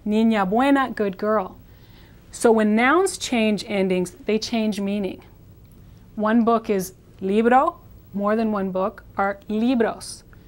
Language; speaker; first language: English; native; English